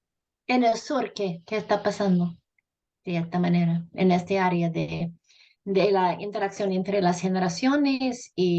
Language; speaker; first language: Spanish; non-native, fluent; English